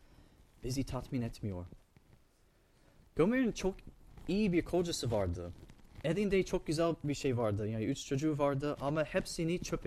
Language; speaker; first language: Turkish; non-native, fluent; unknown